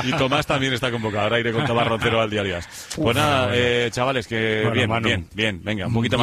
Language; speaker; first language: Spanish; native; Spanish